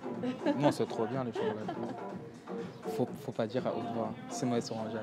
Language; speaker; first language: French; native; French